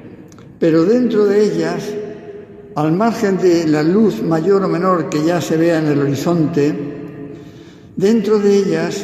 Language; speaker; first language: Spanish; native; Spanish